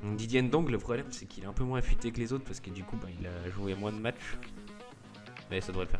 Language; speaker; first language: French; native; French